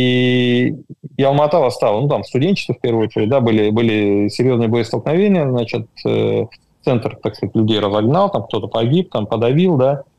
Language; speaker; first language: Russian; native; Russian